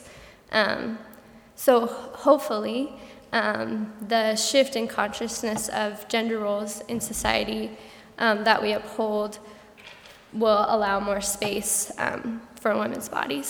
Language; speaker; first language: English; native; English